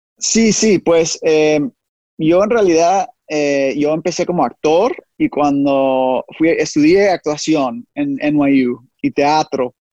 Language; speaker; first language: Spanish; early bilingual, heritage; Spanish